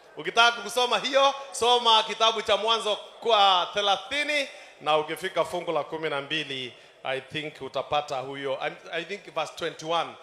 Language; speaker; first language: Swahili; non-native, local second language; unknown